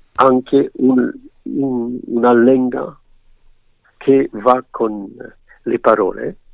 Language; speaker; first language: Italian; early bilingual, other home language; French